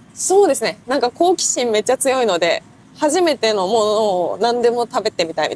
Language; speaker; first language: Japanese; native; Japanese